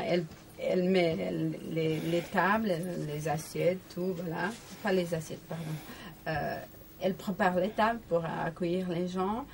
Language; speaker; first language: French; non-native, learner; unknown